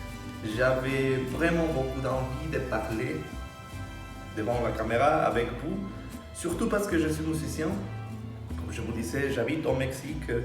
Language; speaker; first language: French; non-native, fluent; Spanish